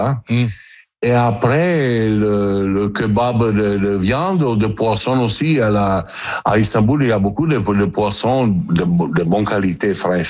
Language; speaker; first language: French; non-native, learner; Italian